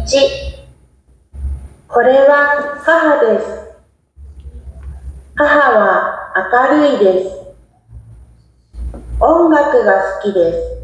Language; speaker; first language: Japanese; non-native, learner; Indonesian